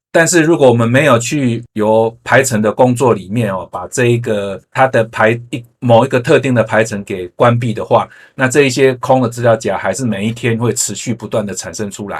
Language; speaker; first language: Chinese; native; Chinese